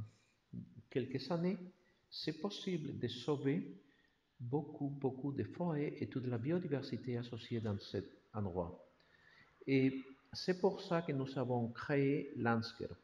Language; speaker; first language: French; non-native, learner; Spanish